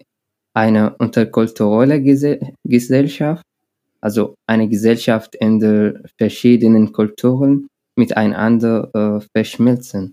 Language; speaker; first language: German; non-native, learner; Arabic